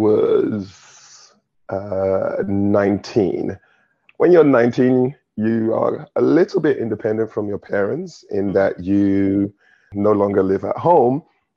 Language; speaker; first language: English; native; English